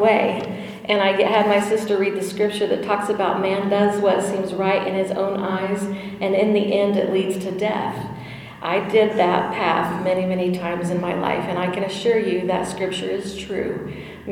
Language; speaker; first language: English; native; English